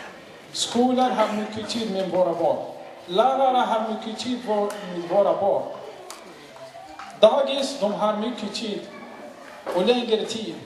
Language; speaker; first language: Swedish; non-native, learner; Arabic